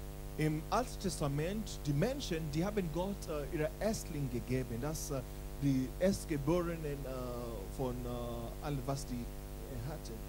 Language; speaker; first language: German; non-native, learner; English